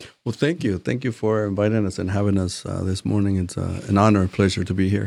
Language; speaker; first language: English; non-native, fluent; Spanish